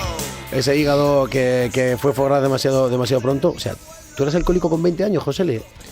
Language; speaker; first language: Spanish; native; Spanish